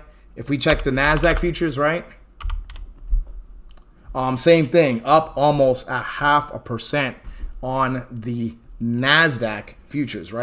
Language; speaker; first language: English; native; English